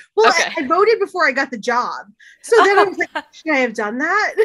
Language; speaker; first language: English; native; English